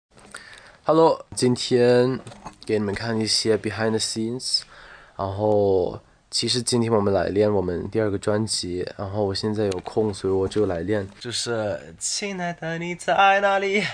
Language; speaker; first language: Chinese; non-native, fluent; Thai